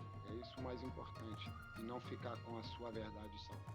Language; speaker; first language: Portuguese; non-native, fluent; French